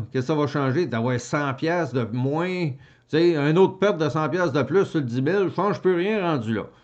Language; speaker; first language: French; native; French